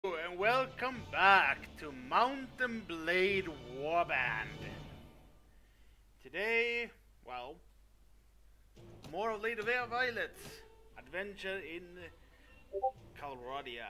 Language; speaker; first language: English; non-native, fluent; Swedish